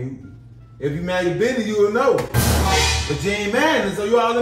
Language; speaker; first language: English; native; English